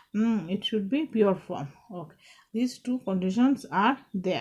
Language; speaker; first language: English; non-native, local second language; Bangla